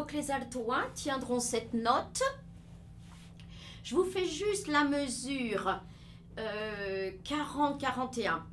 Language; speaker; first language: French; native; French